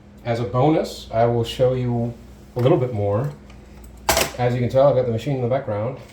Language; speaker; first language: English; native; English